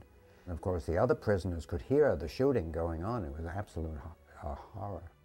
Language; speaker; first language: English; native; English